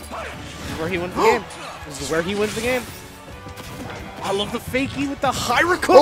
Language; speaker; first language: English; native; English